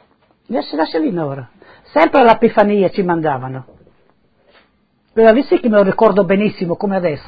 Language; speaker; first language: Italian; non-native, local second language; Friulian